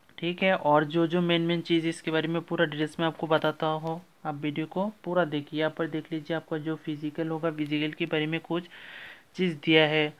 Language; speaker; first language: Hindi; non-native, local second language; Bangla